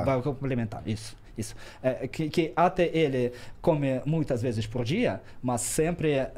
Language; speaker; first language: Portuguese; non-native, learner; Russian